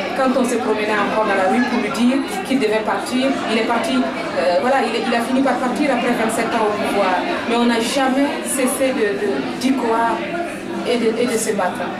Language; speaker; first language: French; non-native, local second language; Mossi